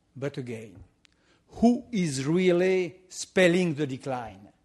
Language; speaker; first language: English; non-native, fluent; French